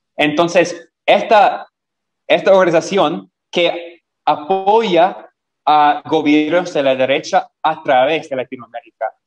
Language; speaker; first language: Spanish; non-native, fluent; English